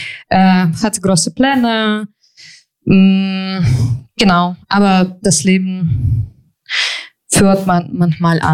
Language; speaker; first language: German; non-native, fluent; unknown